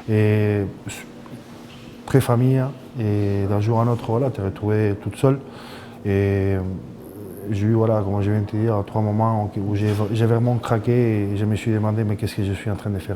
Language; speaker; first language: French; non-native, fluent; Spanish